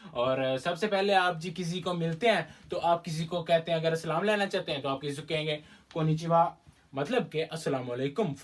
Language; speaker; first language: Urdu; native; Urdu